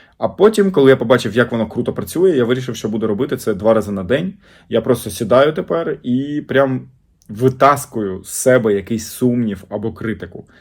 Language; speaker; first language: Ukrainian; non-native, local second language; Russian